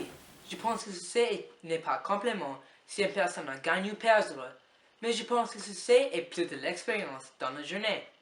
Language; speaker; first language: French; non-native, learner; English